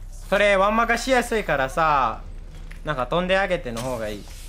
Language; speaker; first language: Japanese; non-native, fluent; English